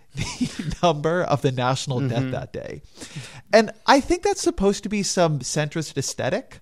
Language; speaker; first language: English; native; English